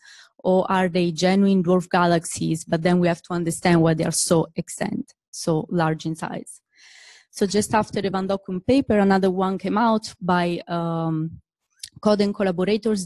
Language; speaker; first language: English; non-native, fluent; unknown